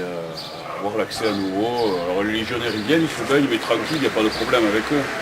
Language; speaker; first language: French; native; French